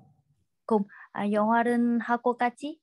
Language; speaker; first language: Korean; non-native, learner; Vietnamese